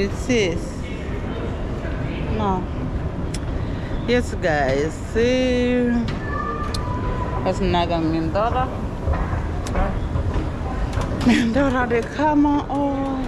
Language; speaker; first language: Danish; non-native, learner; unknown